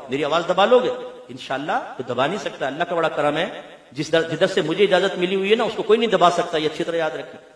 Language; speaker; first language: Urdu; native; Urdu